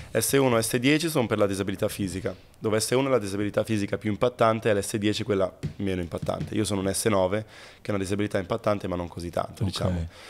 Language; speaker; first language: Italian; native; Italian